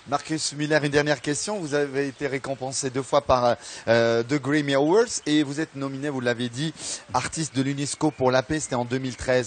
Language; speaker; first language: French; non-native, local second language; Arabic